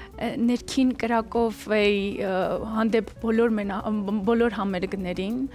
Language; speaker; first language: Armenian; native; Armenian